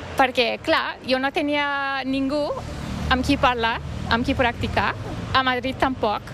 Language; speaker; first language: Catalan; non-native, fluent; Turkish